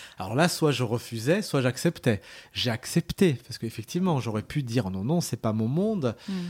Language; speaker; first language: French; early bilingual, other home language; Arabic